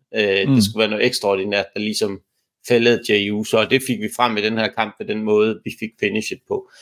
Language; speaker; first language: Danish; native; Danish